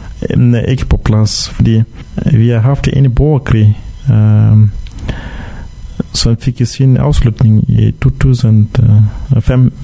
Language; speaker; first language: Danish; non-native, fluent; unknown